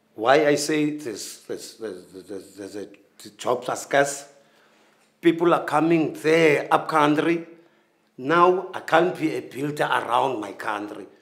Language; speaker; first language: English; non-native, local second language; Xhosa